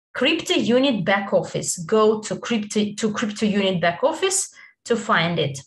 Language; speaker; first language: English; non-native, fluent; Italian